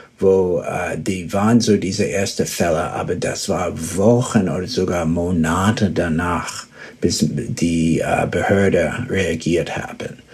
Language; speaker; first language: German; early bilingual, heritage; German